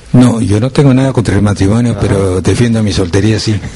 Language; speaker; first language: Spanish; native; Spanish